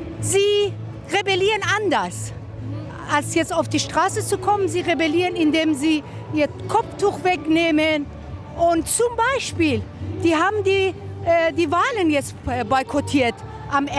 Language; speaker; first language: German; non-native, fluent; Persian